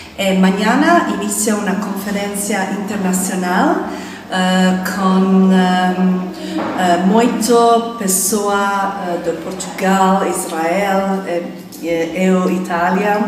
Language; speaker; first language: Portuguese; non-native, learner; Italian